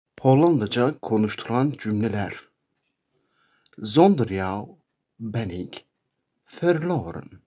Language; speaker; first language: Dutch; non-native, learner; Turkish